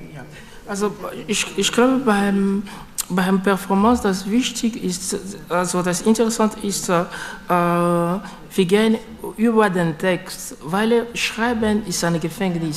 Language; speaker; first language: German; non-native, learner; French